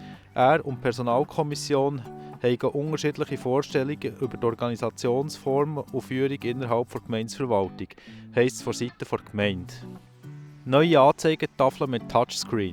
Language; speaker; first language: German; native; German